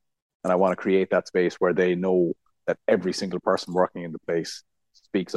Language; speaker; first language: English; native; English